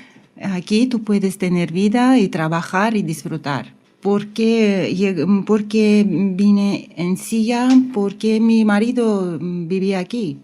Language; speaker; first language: Spanish; non-native, learner; Russian